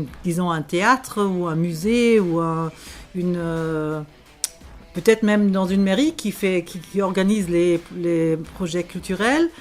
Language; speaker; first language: French; non-native, fluent; German